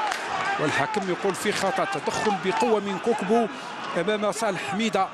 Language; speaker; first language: Arabic; native; Arabic